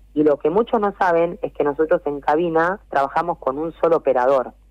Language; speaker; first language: Spanish; native; Spanish